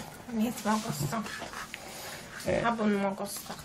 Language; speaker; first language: Korean; non-native, learner; Turkish